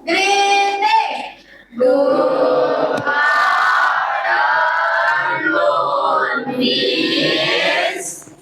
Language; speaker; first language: English; non-native, fluent; Indonesian